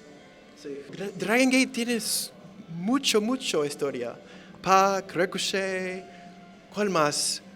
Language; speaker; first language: Spanish; early bilingual, heritage; English